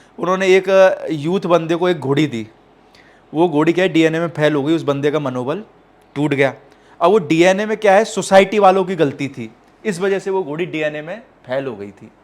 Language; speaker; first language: Hindi; native; Hindi